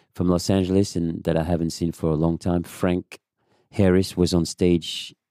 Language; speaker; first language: English; non-native, fluent; French